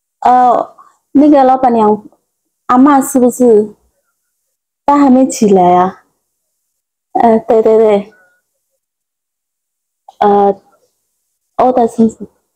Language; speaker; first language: Chinese; non-native, learner; Indonesian